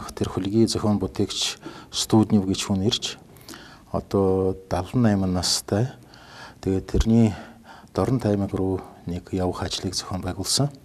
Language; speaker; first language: Mongolian; non-native, fluent; Russian